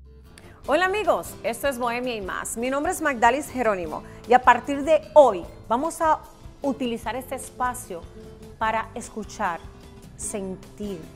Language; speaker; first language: Spanish; native; Spanish